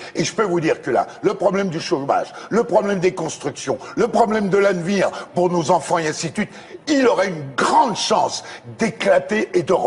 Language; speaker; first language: French; native; French